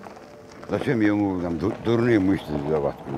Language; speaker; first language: Russian; non-native, local second language; Azerbaijani